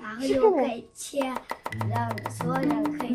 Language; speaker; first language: Chinese; early bilingual, heritage; Chinese